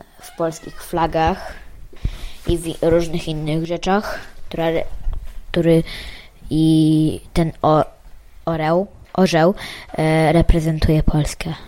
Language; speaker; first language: Polish; early bilingual, heritage; Polish